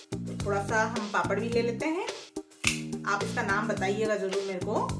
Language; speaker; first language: Hindi; non-native, local second language; Tamil